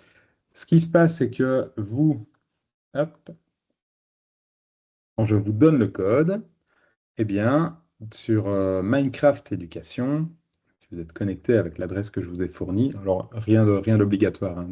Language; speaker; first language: French; native; French